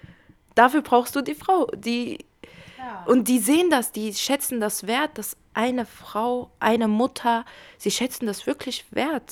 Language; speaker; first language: German; early bilingual, other home language; Kurdish